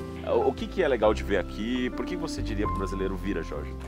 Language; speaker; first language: Portuguese; native; Portuguese